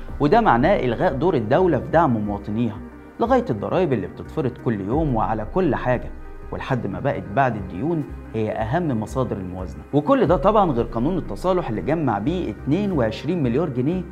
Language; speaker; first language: Arabic; native; Arabic